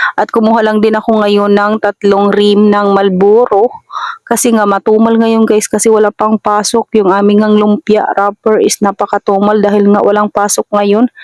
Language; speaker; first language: Filipino; non-native, local second language; Masbatenyo